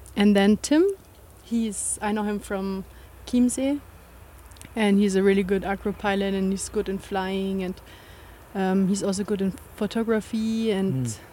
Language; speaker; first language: English; non-native, fluent; German